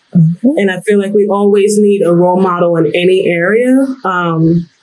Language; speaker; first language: English; native; English